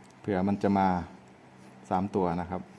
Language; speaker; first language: Thai; native; Thai